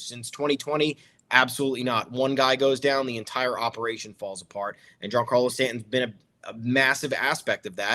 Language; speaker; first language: English; native; English